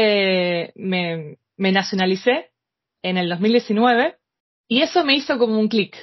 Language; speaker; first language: Spanish; native; Spanish